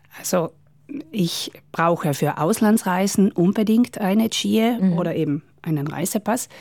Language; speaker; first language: German; native; German